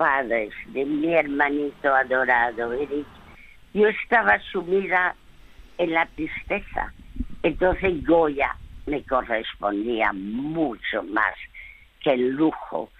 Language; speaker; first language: Spanish; early bilingual, other home language; French